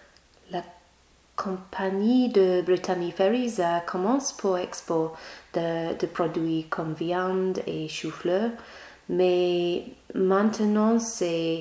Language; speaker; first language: French; non-native, learner; English